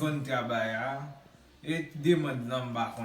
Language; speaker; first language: Portuguese; non-native, learner; Haitian Creole